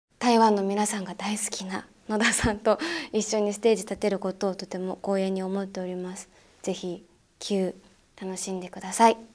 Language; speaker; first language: Japanese; native; Japanese